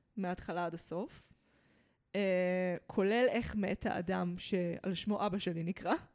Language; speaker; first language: Hebrew; early bilingual, other home language; English